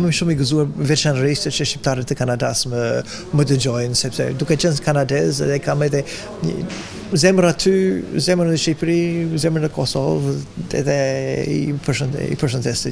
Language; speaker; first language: Albanian; non-native, fluent; English